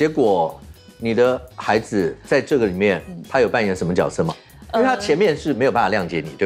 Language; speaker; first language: Chinese; native; Chinese